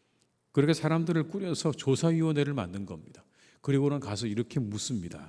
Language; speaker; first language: Korean; native; Korean